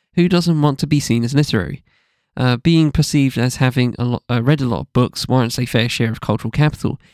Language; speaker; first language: English; native; English